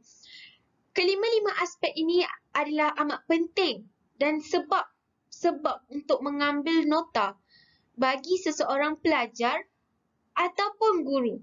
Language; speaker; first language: Malay; native; Malay